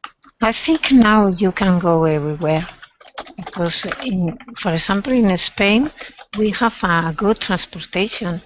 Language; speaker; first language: English; non-native, learner; Spanish